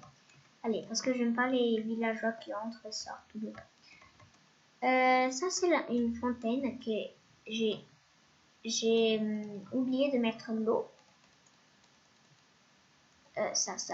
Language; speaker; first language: French; non-native, fluent; Spanish